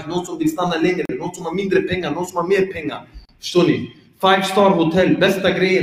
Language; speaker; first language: Swedish; early bilingual, other home language; Arabic